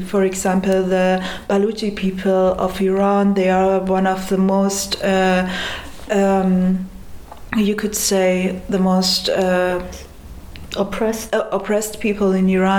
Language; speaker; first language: English; non-native, fluent; Persian